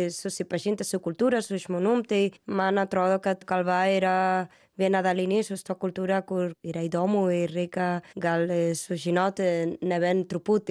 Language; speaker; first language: Lithuanian; non-native, learner; Spanish